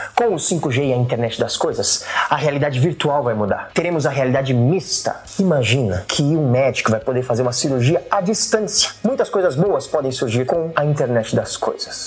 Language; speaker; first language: Portuguese; native; Portuguese